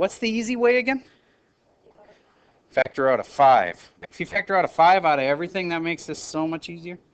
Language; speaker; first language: English; native; English